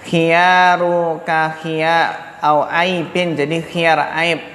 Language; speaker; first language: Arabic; non-native, fluent; Indonesian